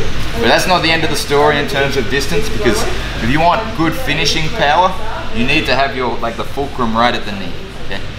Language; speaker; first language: English; native; English